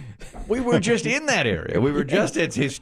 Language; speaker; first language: English; native; English